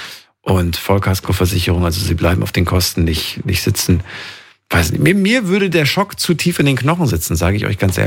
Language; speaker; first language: German; native; German